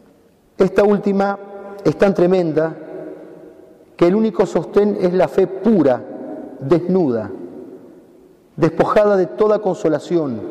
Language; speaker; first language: Spanish; native; Spanish